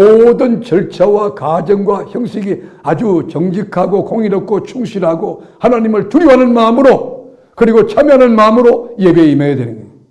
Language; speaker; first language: Korean; native; Korean